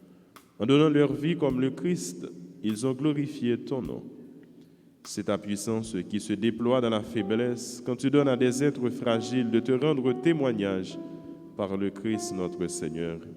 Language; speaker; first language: French; non-native, local second language; Haitian Creole